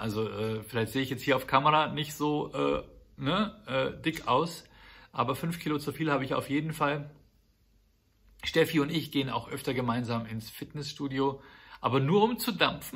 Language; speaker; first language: German; native; German